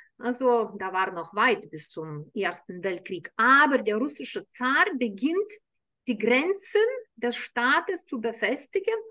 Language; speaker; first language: German; non-native, fluent; Lithuanian